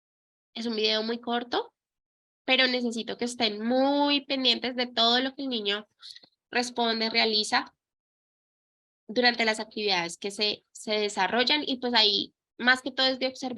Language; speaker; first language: Spanish; native; Spanish